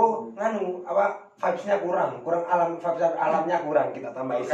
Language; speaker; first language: Indonesian; native; Indonesian